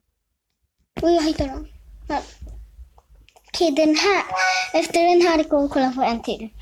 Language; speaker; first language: Swedish; early bilingual, other home language; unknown